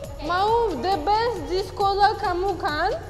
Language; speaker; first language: Indonesian; non-native, learner; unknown